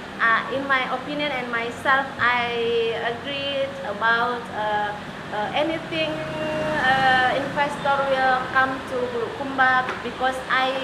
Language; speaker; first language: English; non-native, learner; Indonesian